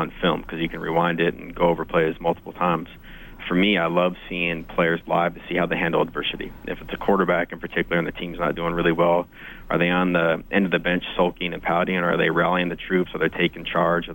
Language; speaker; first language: English; native; English